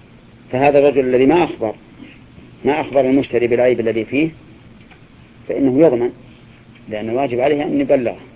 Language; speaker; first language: Arabic; native; Arabic